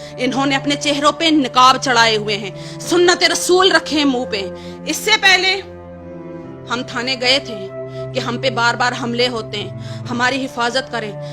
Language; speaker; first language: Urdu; non-native, local second language; Pashto